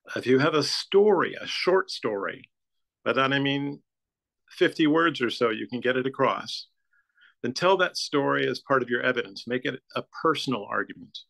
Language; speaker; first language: English; native; English